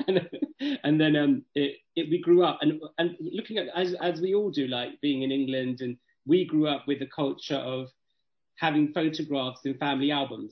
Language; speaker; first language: English; native; English